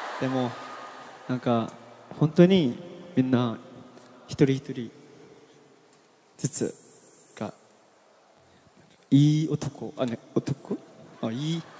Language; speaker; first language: Japanese; non-native, learner; Korean